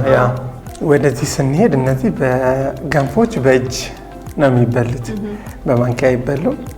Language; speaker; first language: Amharic; native; Amharic